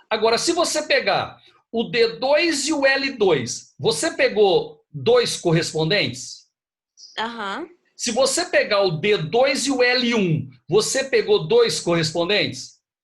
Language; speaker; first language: Portuguese; native; Portuguese